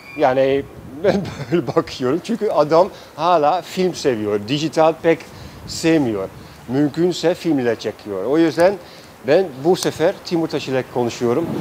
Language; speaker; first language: Turkish; non-native, fluent; Dutch